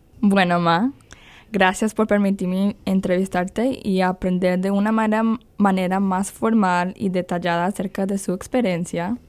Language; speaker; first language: Spanish; early bilingual, heritage; Spanish